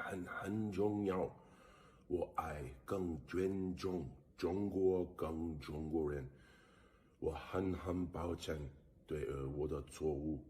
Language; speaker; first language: Chinese; non-native, learner; English